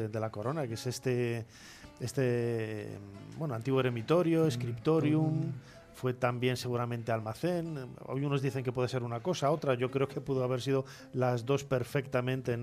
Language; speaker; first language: Spanish; native; Spanish